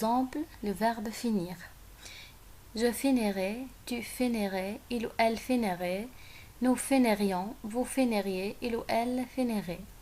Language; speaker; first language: French; non-native, fluent; Arabic